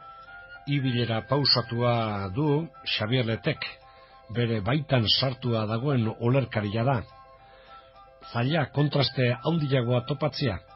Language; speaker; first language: Basque; native; Basque